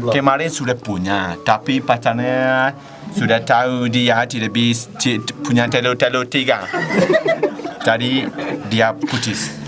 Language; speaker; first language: Indonesian; non-native, learner; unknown